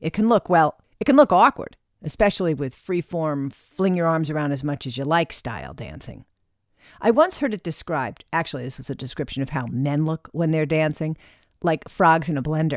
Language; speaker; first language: English; native; English